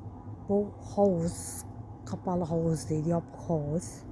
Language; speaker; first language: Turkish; non-native, learner; Uzbek